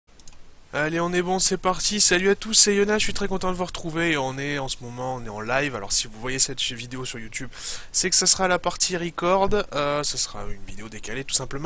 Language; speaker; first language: French; native; French